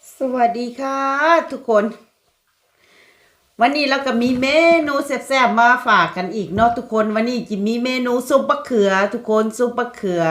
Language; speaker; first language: Thai; non-native, local second language; Lao